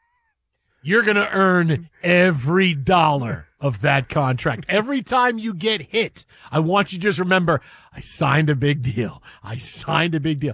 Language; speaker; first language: English; native; English